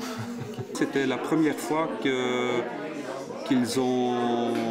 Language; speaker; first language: French; non-native, local second language; Dutch